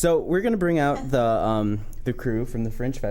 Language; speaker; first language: English; native; English